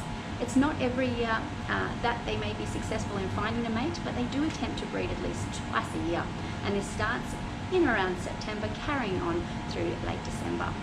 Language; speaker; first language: English; native; English